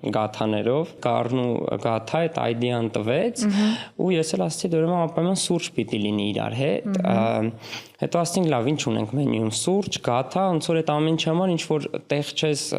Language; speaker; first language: Armenian; native; Armenian